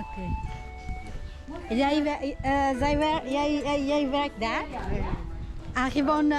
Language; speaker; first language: Dutch; non-native, learner; Filipino